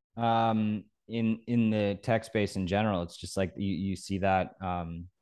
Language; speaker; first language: English; native; English